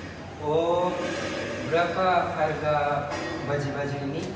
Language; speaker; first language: Indonesian; non-native, learner; Japanese